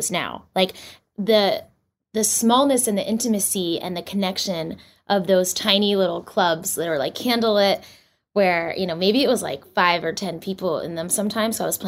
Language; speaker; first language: English; native; English